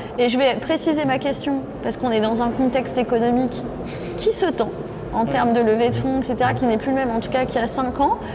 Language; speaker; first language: French; native; French